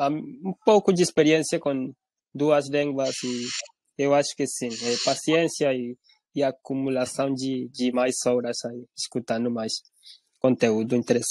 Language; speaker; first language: Portuguese; non-native, fluent; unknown